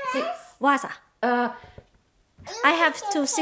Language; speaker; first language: English; non-native, learner; Thai